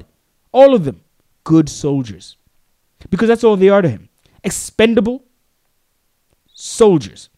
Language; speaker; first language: English; non-native, local second language; Tswana